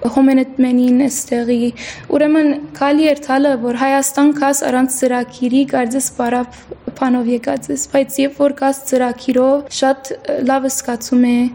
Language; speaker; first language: Armenian; early bilingual, heritage; Armenian